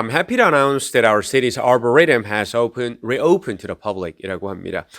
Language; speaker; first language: English; non-native, fluent; Korean